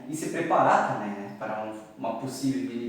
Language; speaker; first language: Portuguese; native; Portuguese